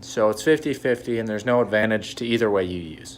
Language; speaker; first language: English; native; English